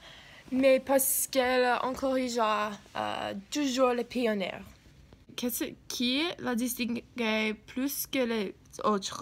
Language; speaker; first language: French; non-native, learner; English